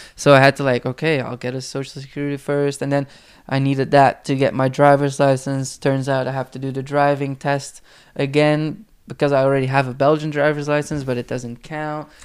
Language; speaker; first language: English; non-native, fluent; Dutch